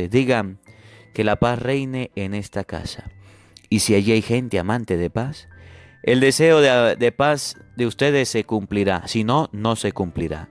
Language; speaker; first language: Spanish; native; Spanish